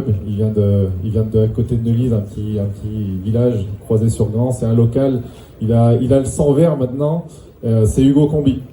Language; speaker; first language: French; native; French